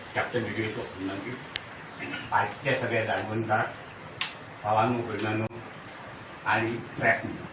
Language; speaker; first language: Marathi; non-native, local second language; Konkani